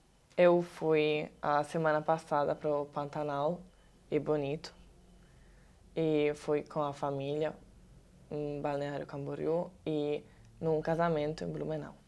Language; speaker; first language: Portuguese; non-native, learner; Italian